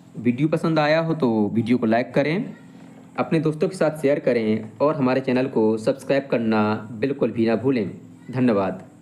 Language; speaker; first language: Hindi; native; Hindi